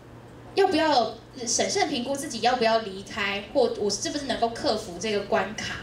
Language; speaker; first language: Chinese; native; Chinese